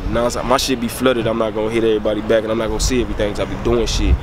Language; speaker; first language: English; native; English